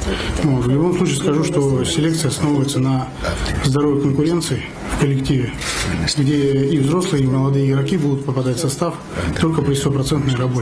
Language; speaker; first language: Russian; native; Russian